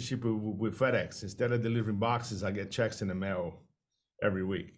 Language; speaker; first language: English; non-native, fluent; Portuguese